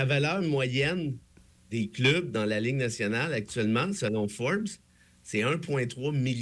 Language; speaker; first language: French; native; French